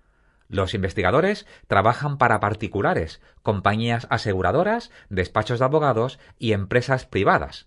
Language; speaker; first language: Spanish; native; Spanish